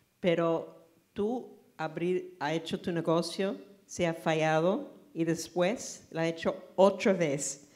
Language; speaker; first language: Spanish; non-native, fluent; English